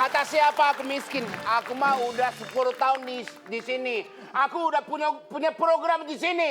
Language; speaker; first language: Indonesian; non-native, fluent; Japanese